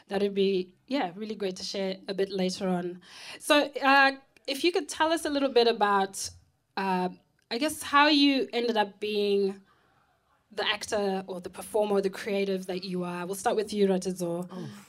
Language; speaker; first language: English; non-native, local second language; Shona